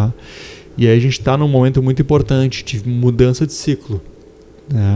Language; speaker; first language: Portuguese; native; Portuguese